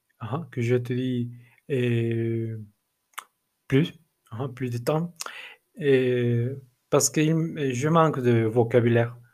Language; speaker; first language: French; non-native, learner; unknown